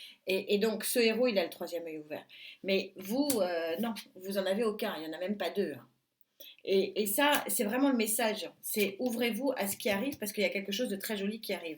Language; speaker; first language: French; native; French